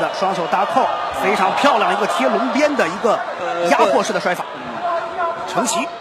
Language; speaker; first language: Chinese; native; Chinese